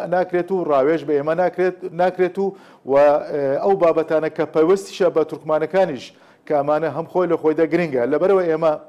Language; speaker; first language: Central Kurdish; non-native, local second language; Turkish